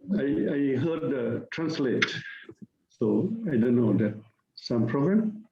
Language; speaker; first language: English; non-native, learner; Thai